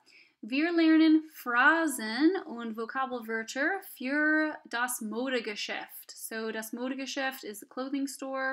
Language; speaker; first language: German; non-native, fluent; English